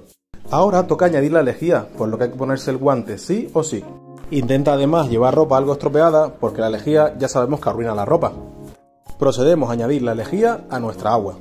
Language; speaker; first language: Spanish; native; Spanish